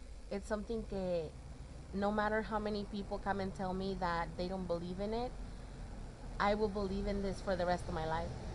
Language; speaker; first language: English; early bilingual, other home language; Spanish